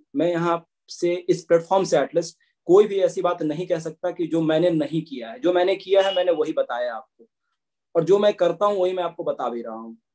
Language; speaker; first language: Hindi; native; Hindi